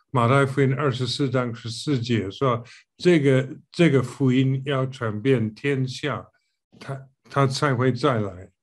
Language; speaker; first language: Chinese; non-native, fluent; English